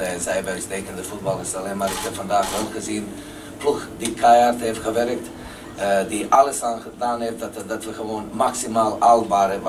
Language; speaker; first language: Dutch; non-native, fluent; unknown